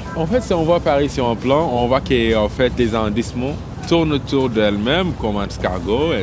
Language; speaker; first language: French; non-native, fluent; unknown